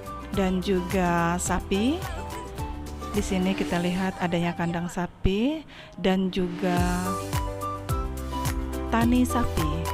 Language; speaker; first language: Indonesian; native; Indonesian